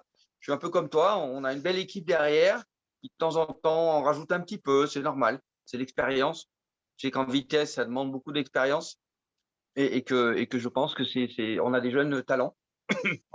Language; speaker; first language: French; native; French